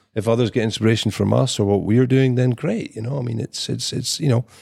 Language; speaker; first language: English; native; English